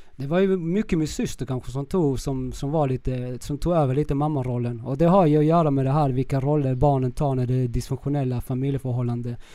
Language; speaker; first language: Swedish; early bilingual, other home language; Spanish